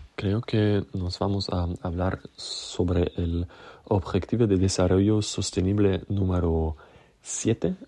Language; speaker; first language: Spanish; non-native, learner; German